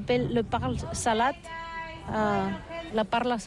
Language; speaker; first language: French; non-native, learner; Catalan